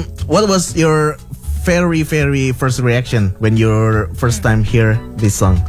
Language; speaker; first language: English; non-native, fluent; Indonesian